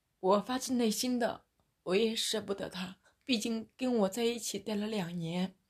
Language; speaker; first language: Chinese; native; Chinese